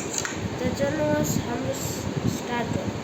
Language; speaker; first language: Hindi; non-native, learner; Nepali